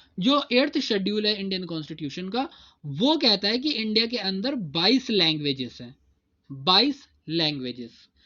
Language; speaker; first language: Hindi; native; Hindi